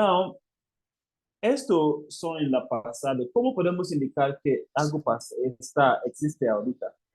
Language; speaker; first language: Spanish; non-native, fluent; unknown